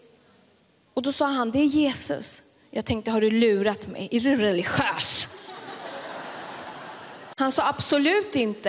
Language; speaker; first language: Swedish; early bilingual, other home language; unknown